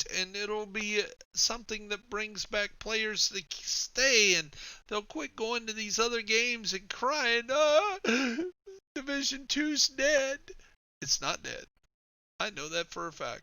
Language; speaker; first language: English; native; English